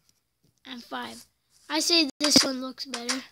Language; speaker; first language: English; native; English